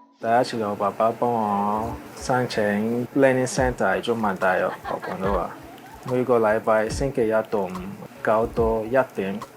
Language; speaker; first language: Cantonese; non-native, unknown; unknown